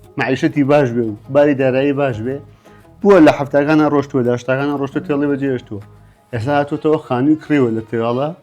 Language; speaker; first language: Central Kurdish; non-native, local second language; Gurani